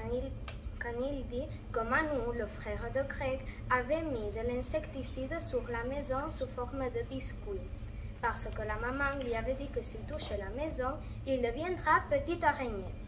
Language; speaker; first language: French; non-native, learner; Catalan